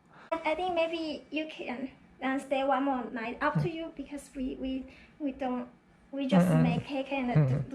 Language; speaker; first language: English; non-native, learner; Chinese